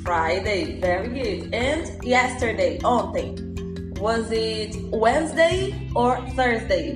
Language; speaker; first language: English; non-native, fluent; Portuguese